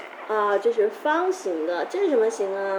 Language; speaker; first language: Chinese; native; Chinese